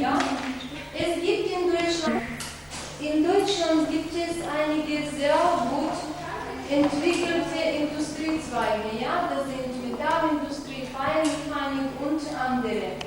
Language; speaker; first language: German; non-native, learner; Ukrainian